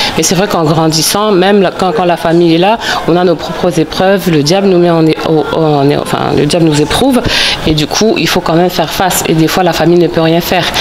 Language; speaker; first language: French; early bilingual, other home language; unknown